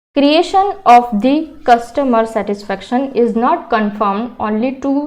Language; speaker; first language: English; non-native, local second language; Gujarati